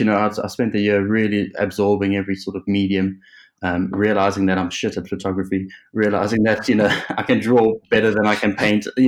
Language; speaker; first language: English; native; English